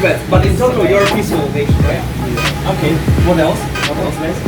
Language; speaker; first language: English; non-native, learner; Russian